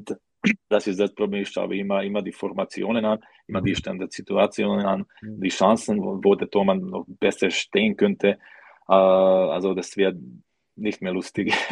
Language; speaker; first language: German; non-native, learner; Slovak